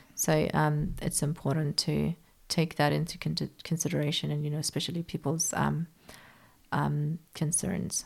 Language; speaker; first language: English; early bilingual, other home language; Persian